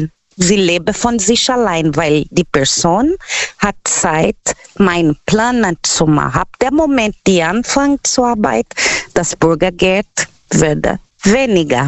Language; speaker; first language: German; non-native, learner; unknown